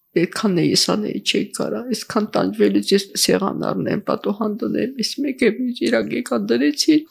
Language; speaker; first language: Armenian; native; Armenian